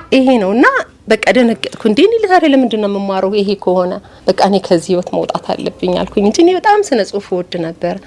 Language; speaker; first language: Amharic; native; Amharic